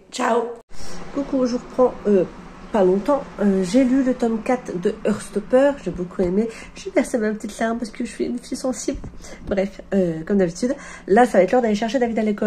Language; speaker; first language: French; native; French